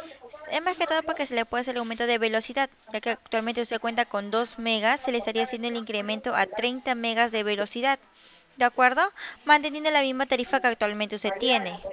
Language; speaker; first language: Spanish; native; Spanish